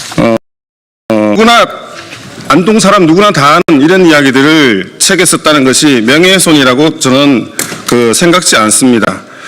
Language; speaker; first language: Korean; native; Korean